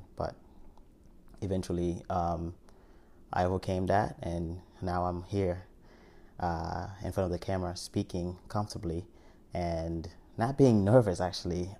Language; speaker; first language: English; early bilingual, other home language; Haitian Creole